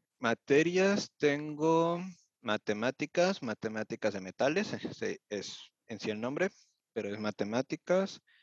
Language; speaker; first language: Spanish; native; Spanish